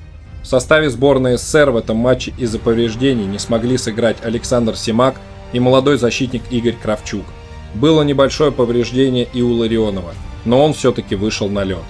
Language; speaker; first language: Russian; native; Russian